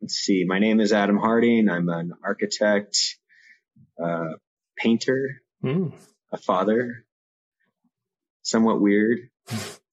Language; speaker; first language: English; native; English